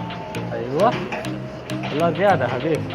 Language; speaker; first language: Arabic; non-native, learner; Urdu